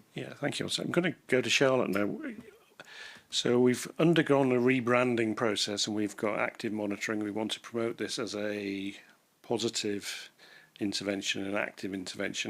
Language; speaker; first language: English; native; English